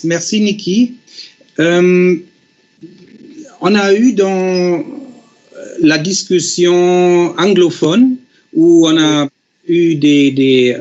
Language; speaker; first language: French; non-native, fluent; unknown